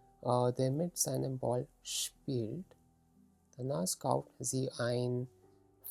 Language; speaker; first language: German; non-native, learner; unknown